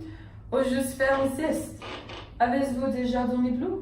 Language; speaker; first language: French; non-native, learner; English